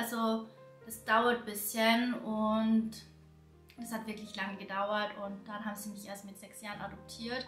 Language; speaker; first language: German; early bilingual, other home language; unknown